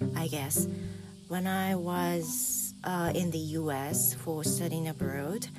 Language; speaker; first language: English; non-native, fluent; Japanese